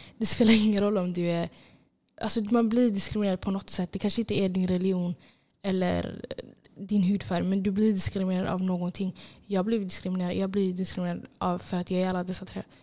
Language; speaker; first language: Swedish; early bilingual, other home language; Somali